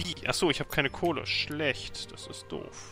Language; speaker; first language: German; native; German